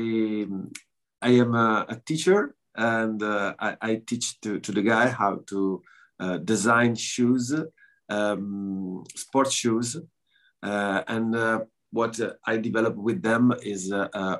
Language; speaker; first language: English; non-native, learner; Italian